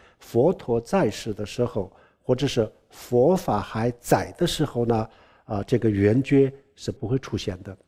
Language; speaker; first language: Chinese; non-native, local second language; Tibetan